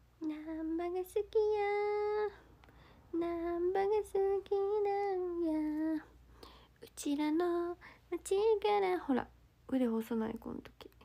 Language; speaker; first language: Japanese; native; Japanese